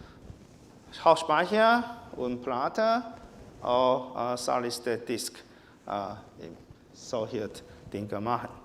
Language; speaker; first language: German; non-native, learner; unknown